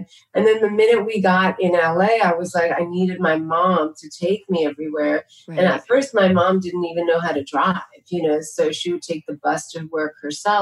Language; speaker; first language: English; early bilingual, other home language; Tamil